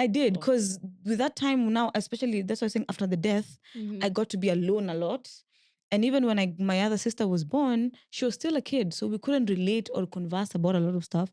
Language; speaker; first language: English; non-native, local second language; Swahili